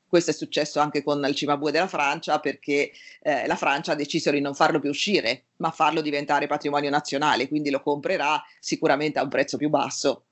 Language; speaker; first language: Italian; native; Italian